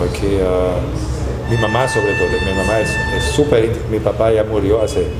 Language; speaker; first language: Spanish; non-native, fluent; German